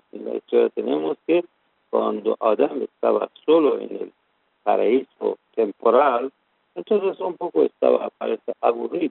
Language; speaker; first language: Spanish; non-native, learner; Persian